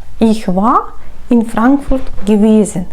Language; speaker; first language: German; non-native, fluent; Ukrainian